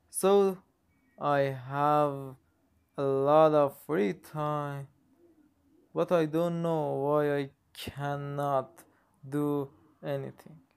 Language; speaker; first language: English; non-native, learner; Persian